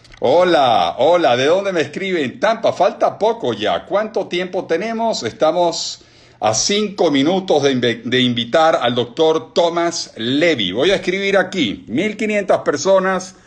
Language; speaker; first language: Spanish; native; Spanish